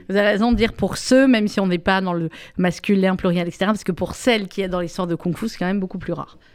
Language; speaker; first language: French; native; French